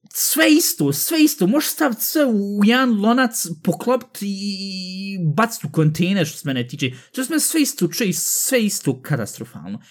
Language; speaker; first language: Bosnian; early bilingual, heritage; Bosnian